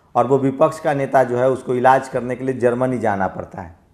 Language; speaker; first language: Hindi; native; Hindi